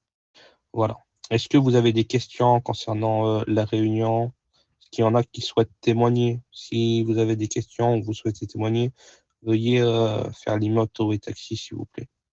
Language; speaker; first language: French; native; French